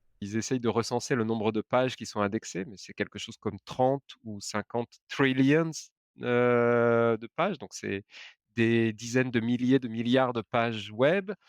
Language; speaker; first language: French; native; French